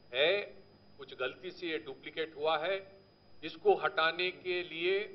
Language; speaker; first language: Hindi; non-native, local second language; Telugu